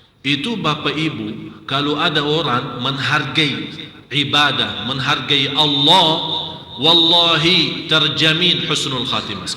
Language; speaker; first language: Malay; non-native, fluent; Arabic